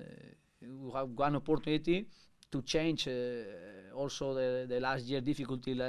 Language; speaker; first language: English; non-native, learner; Spanish